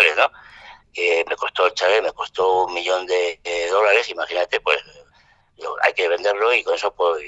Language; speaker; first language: Spanish; non-native, fluent; French